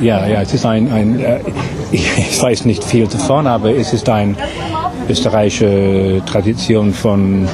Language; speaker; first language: German; non-native, fluent; English